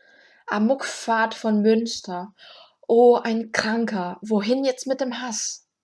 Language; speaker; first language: German; non-native, fluent; Korean